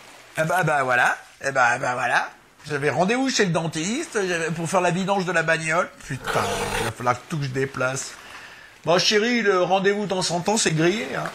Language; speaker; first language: French; native; French